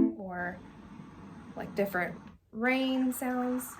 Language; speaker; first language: English; native; English